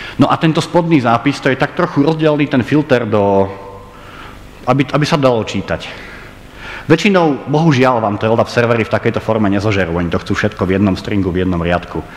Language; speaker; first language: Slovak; native; Slovak